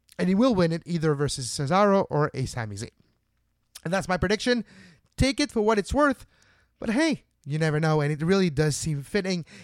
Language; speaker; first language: English; non-native, local second language; French